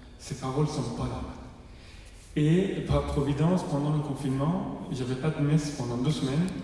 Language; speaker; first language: French; non-native, fluent; Persian